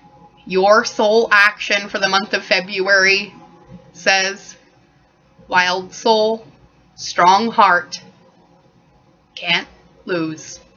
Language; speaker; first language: English; native; English